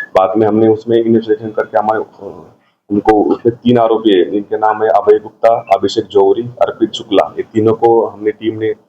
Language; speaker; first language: Hindi; non-native, local second language; Marathi